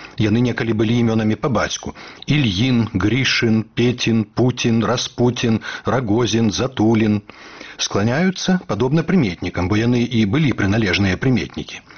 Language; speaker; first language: Belarusian; native; Belarusian